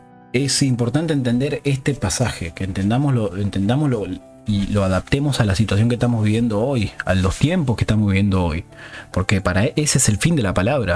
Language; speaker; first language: Spanish; native; Spanish